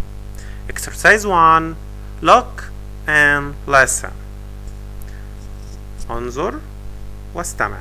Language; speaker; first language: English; non-native, fluent; Arabic